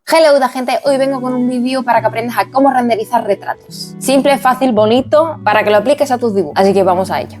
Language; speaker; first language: Spanish; native; Spanish